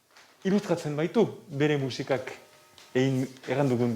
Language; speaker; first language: Basque; native; Basque